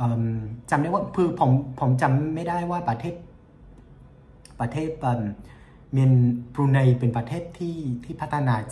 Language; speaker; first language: Thai; non-native, fluent; Vietnamese